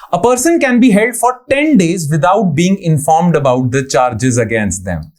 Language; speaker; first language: English; non-native, local second language; Punjabi